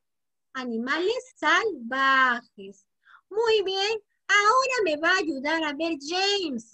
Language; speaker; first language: Spanish; native; Spanish